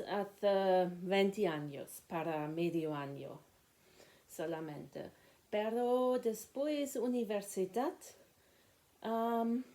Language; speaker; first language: Spanish; non-native, learner; German